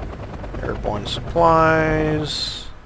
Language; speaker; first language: English; native; English